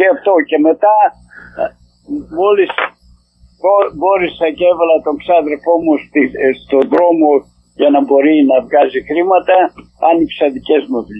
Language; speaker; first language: Greek; native; Greek